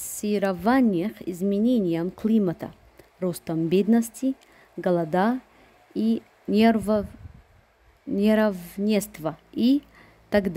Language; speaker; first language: Russian; non-native, fluent; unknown